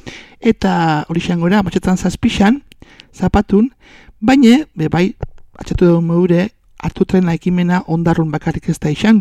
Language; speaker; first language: Basque; native; Basque